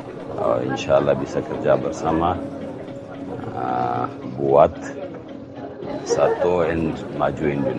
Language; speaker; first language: Indonesian; non-native, learner; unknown